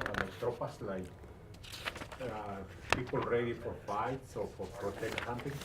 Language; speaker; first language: English; non-native, learner; Spanish